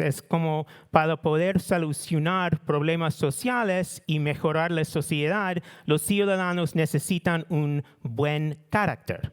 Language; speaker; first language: Spanish; non-native, learner; English